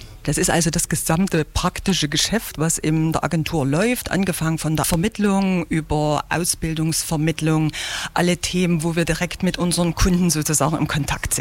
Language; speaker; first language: German; native; German